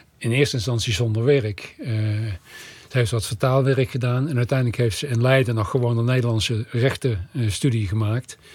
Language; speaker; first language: Dutch; native; Dutch